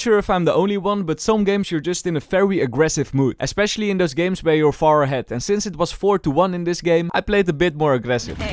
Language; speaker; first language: English; non-native, fluent; Dutch